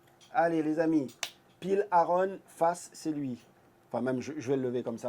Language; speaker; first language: French; native; French